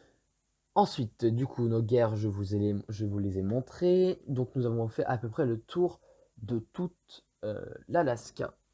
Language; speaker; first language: French; native; French